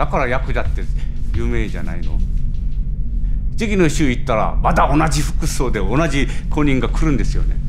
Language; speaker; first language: Japanese; non-native, fluent; Korean